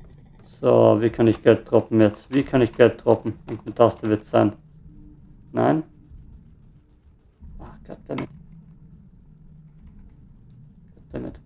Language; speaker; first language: German; native; German